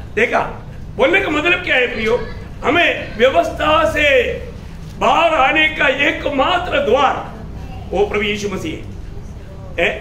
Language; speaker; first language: Hindi; non-native, local second language; Malayalam